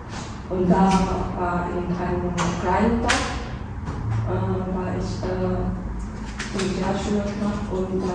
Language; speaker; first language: German; non-native, learner; Vietnamese